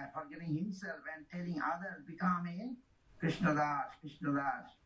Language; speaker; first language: English; non-native, local second language; Bangla